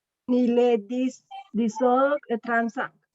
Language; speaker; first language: French; non-native, learner; Spanish